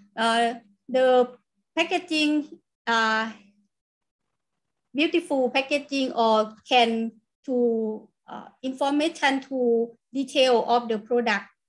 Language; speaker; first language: English; non-native, learner; Thai